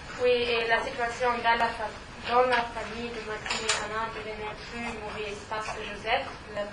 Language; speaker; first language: French; non-native, learner; German